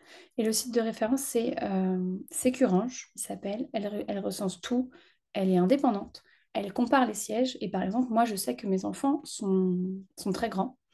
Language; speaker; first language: French; native; French